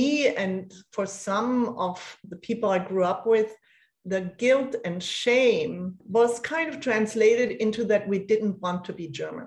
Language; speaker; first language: English; non-native, fluent; German